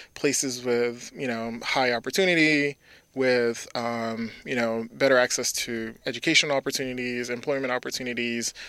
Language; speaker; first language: English; early bilingual, other home language; French